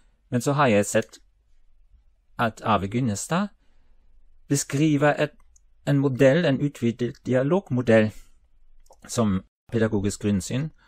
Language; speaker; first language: Norwegian; non-native, fluent; German